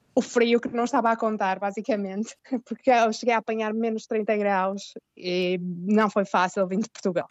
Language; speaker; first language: Portuguese; native; Portuguese